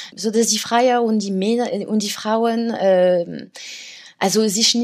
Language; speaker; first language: German; non-native, fluent; French